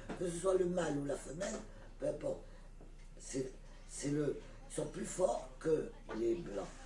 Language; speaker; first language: French; native; French